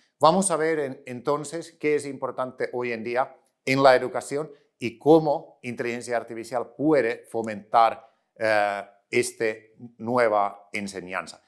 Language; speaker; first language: Spanish; non-native, fluent; Finnish